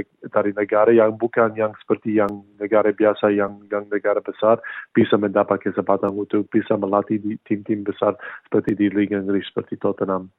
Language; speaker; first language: Indonesian; early bilingual, heritage; English